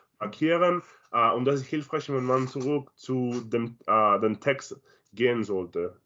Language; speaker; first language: German; non-native, learner; Spanish